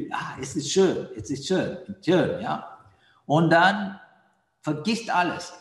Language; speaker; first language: German; non-native, learner; Sinhala